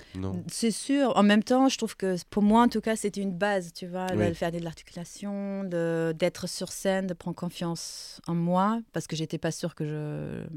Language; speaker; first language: French; non-native, fluent; German